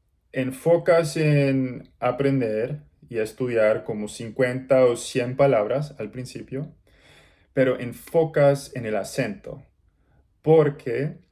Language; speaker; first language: Spanish; non-native, learner; English